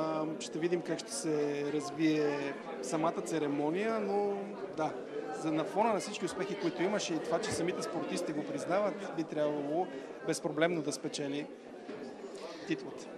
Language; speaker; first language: Bulgarian; native; Bulgarian